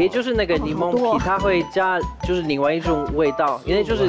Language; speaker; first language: Chinese; non-native, fluent; Polish